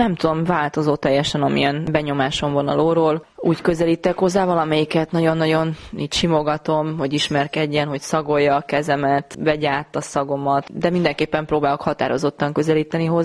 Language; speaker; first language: Hungarian; native; Hungarian